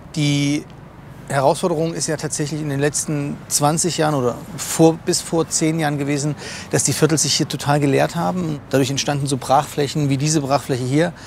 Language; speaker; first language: German; native; German